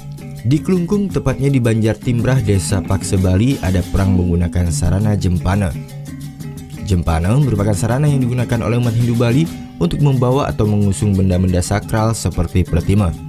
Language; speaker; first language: Indonesian; native; Indonesian